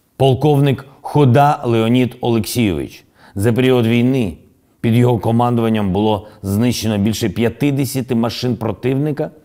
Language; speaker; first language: Ukrainian; non-native, local second language; Russian